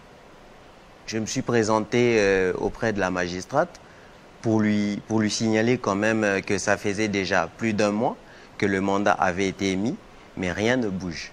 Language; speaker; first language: French; non-native, local second language; Lingala